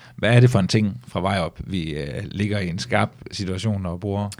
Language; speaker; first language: Danish; native; Danish